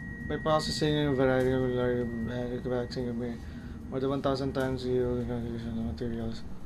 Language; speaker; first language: English; non-native, local second language; Filipino